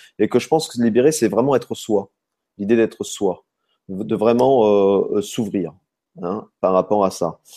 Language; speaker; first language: French; native; French